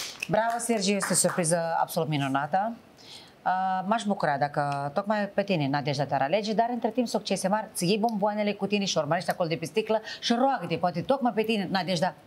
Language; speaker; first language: Romanian; native; Romanian